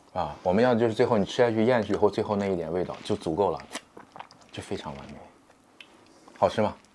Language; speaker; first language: Chinese; native; Chinese